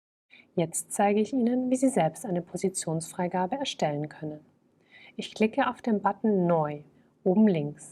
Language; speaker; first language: German; native; German